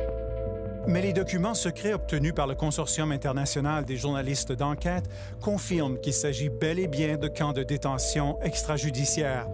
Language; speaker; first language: French; native; French